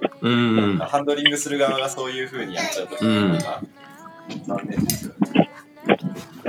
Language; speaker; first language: Japanese; native; Japanese